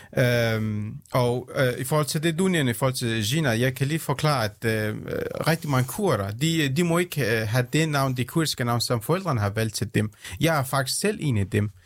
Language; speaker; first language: Danish; early bilingual, other home language; Central Kurdish